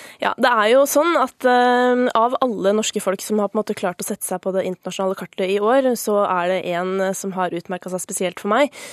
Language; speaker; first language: Norwegian; native; Norwegian